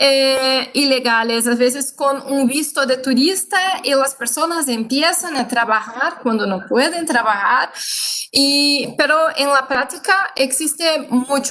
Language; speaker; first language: Spanish; non-native, fluent; Portuguese